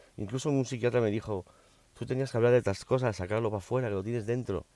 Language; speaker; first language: Spanish; early bilingual, heritage; Spanish